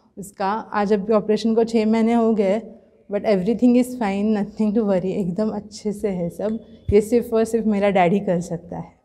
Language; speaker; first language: Hindi; non-native, local second language; Marathi